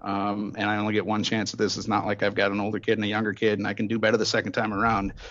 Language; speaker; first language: English; native; English